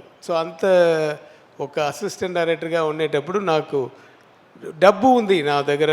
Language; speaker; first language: Telugu; non-native, learner; Tamil